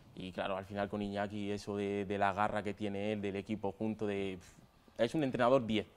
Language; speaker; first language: Spanish; native; Spanish